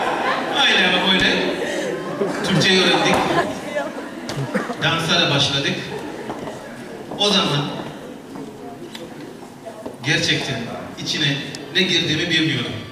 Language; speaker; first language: Turkish; non-native, fluent; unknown